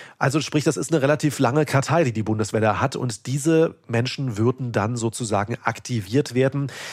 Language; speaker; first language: German; native; German